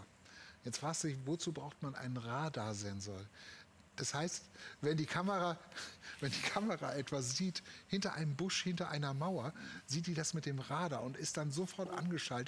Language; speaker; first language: German; native; German